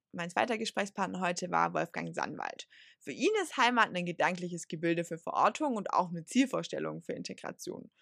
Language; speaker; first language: German; native; German